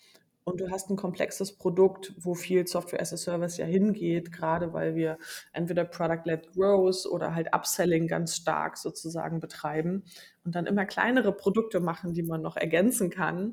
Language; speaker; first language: German; native; German